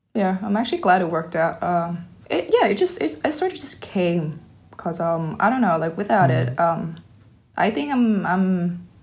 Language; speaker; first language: English; non-native, fluent; Vietnamese